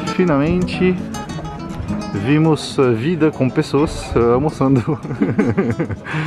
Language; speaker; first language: Portuguese; non-native, fluent; French